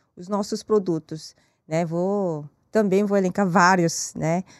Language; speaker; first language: Portuguese; non-native, fluent; Korean